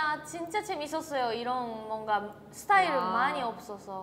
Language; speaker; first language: Korean; non-native, learner; Japanese